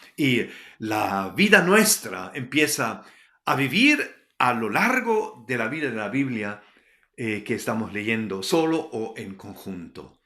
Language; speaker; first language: Spanish; non-native, fluent; German